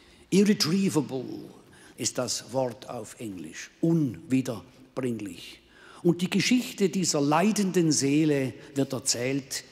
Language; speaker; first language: German; native; German